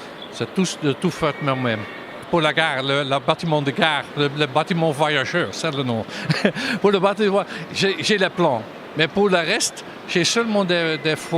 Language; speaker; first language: French; non-native, learner; German